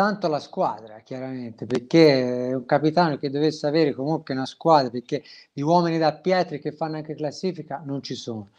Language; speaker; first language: Italian; native; Italian